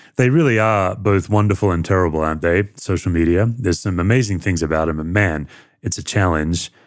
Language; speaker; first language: English; native; English